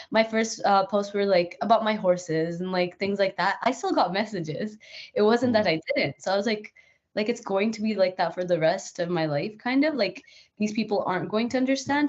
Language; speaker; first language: English; native; English